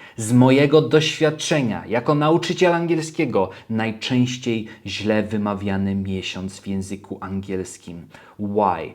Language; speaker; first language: Polish; early bilingual, heritage; Polish